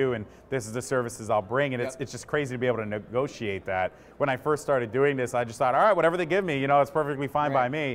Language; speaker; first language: English; native; English